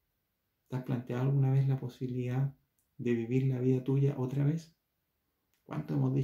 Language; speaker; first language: Spanish; native; Spanish